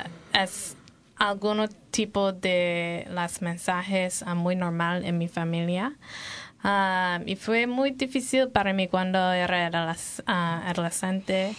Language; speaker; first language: Spanish; non-native, learner; English